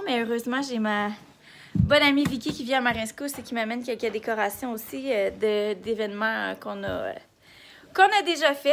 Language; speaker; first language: French; native; French